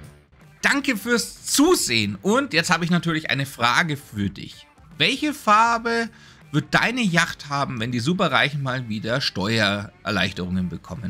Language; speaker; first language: German; native; German